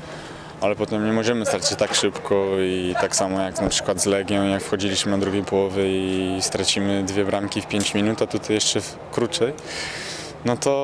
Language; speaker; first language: Polish; non-native, fluent; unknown